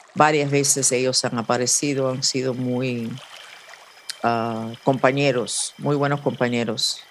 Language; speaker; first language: Spanish; non-native, fluent; English